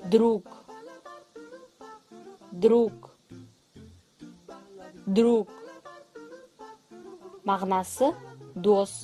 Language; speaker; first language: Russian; non-native, fluent; Kazakh